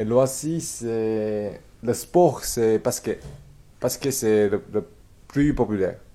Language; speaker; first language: French; non-native, learner; Chinese